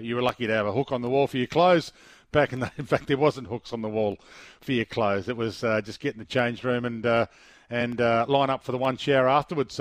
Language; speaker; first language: English; native; English